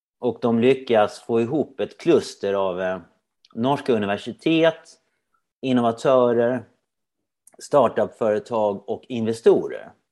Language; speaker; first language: Swedish; native; Swedish